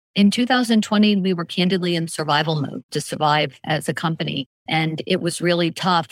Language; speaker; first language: English; native; English